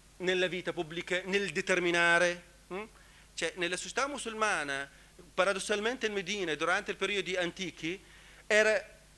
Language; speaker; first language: Italian; non-native, fluent; Arabic